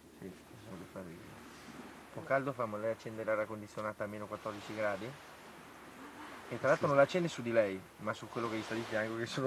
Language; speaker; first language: Italian; native; Italian